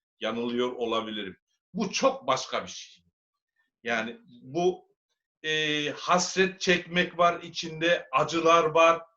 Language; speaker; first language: Turkish; native; Turkish